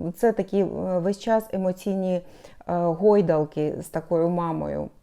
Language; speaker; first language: Ukrainian; non-native, local second language; Russian